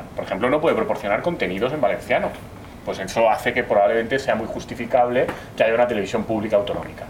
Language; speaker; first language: Spanish; native; Spanish